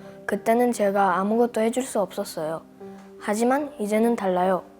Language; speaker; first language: Korean; early bilingual, other home language; Russian